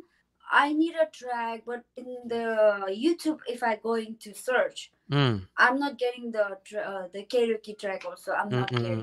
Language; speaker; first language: English; non-native, learner; Tibetan